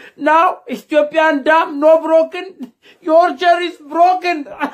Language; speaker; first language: English; non-native, learner; Amharic